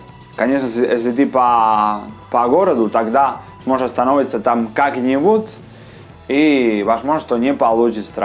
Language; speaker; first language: Russian; non-native, fluent; Spanish